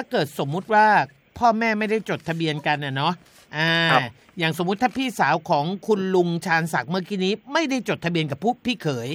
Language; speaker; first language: Thai; native; Thai